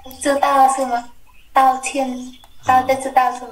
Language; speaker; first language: Chinese; non-native, learner; Vietnamese